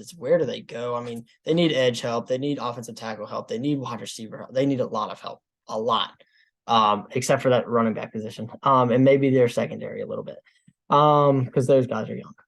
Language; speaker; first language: English; native; English